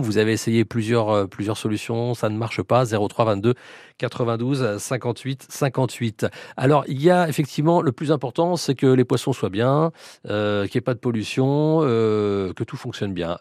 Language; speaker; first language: French; native; French